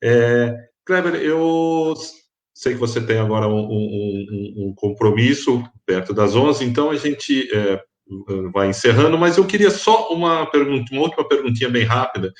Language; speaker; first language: Portuguese; native; Portuguese